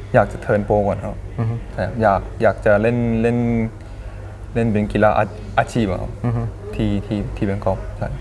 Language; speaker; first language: Thai; early bilingual, other home language; Korean